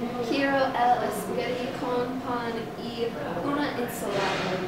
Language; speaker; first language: Spanish; non-native, learner; English